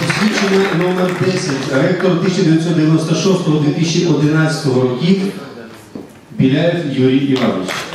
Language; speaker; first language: Ukrainian; native; Ukrainian